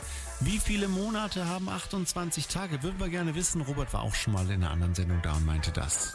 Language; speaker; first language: German; native; German